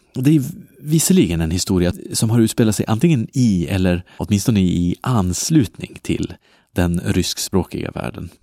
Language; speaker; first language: Swedish; non-native, fluent; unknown